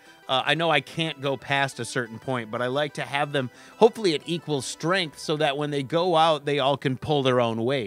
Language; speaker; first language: English; native; English